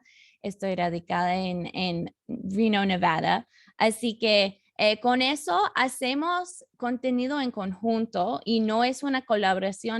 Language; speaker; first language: Spanish; non-native, fluent; English